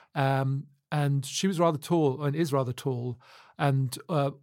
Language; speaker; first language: English; native; English